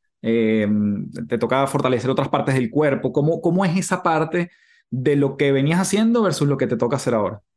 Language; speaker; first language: Spanish; native; Spanish